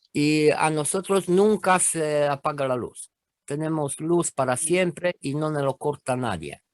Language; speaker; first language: Spanish; non-native, fluent; Romanian